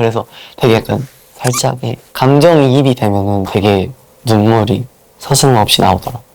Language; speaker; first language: Korean; non-native, fluent; Japanese